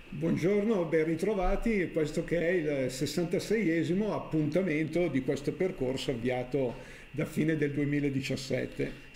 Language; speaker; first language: Italian; native; Italian